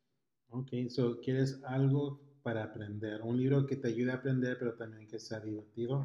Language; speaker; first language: Spanish; early bilingual, heritage; Spanish